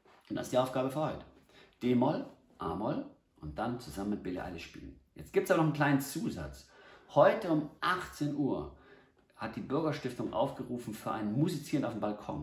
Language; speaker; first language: German; native; German